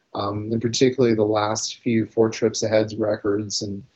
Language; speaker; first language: English; native; English